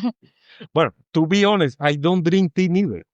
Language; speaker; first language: English; non-native, fluent; Spanish